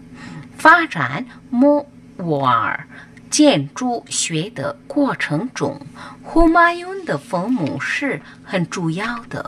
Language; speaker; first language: Chinese; non-native, fluent; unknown